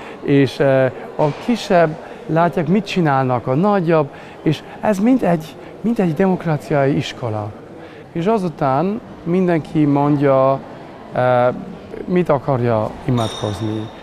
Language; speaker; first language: Hungarian; non-native, learner; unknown